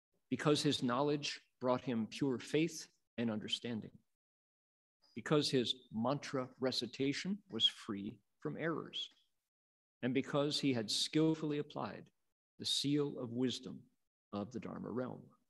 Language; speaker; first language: English; native; English